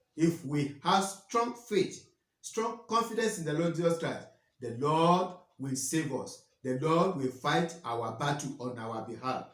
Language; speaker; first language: English; non-native, local second language; Yoruba